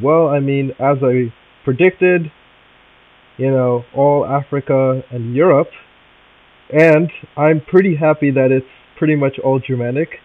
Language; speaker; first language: English; native; English